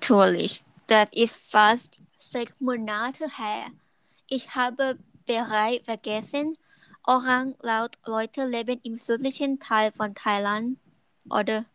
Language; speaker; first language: German; non-native, learner; Thai